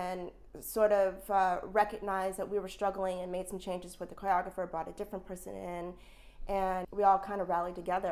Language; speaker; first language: English; native; English